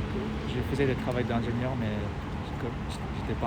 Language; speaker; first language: French; non-native, learner; Japanese